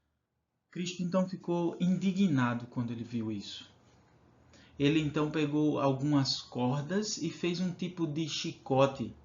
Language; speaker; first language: Portuguese; native; Portuguese